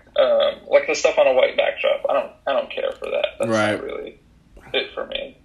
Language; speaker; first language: English; early bilingual, other home language; Russian